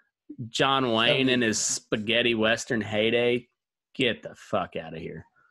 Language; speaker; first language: English; native; English